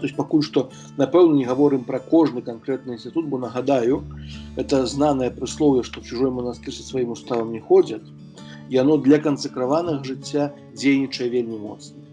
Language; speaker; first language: Belarusian; native; Belarusian